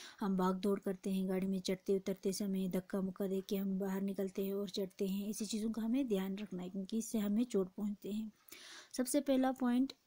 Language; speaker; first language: Hindi; non-native, local second language; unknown